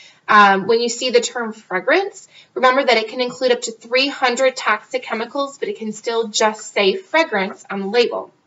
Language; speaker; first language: English; native; English